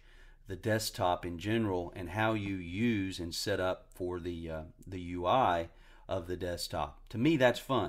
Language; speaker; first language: English; native; English